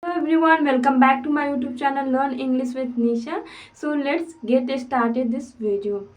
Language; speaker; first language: English; non-native, fluent; Hindi